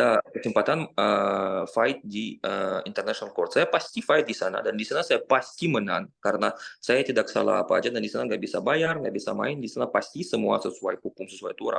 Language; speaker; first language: Indonesian; non-native, fluent; Russian